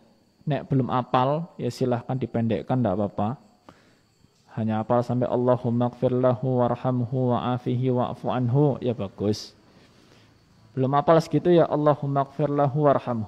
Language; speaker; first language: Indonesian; non-native, local second language; Javanese